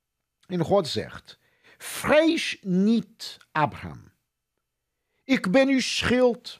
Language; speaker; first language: Dutch; non-native, fluent; Portuguese